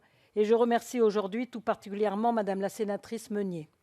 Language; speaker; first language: French; native; French